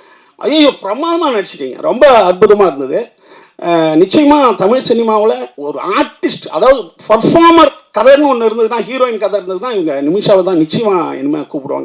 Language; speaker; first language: Tamil; native; Tamil